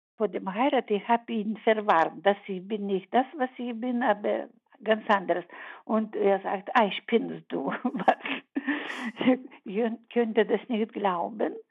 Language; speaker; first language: German; early bilingual, heritage; German